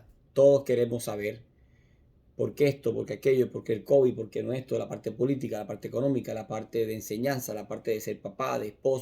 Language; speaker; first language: Spanish; native; Spanish